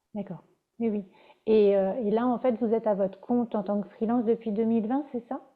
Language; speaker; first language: French; native; French